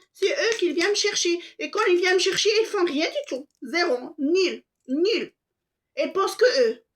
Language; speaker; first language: French; non-native, local second language; Arabic